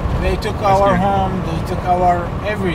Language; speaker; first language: English; non-native, fluent; Arabic